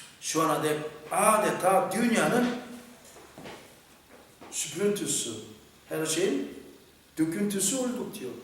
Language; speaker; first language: Turkish; non-native, fluent; Korean